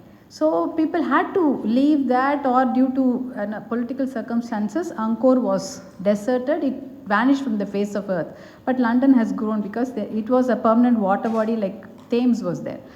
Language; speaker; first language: English; non-native, local second language; Tamil